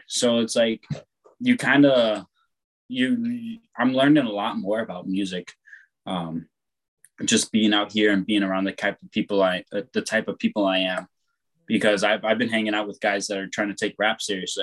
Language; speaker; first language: English; native; English